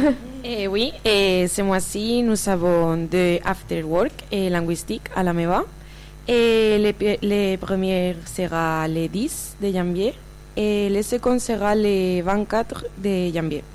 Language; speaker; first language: French; non-native, learner; Spanish